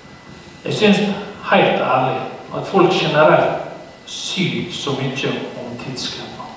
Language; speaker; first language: Norwegian; native; Norwegian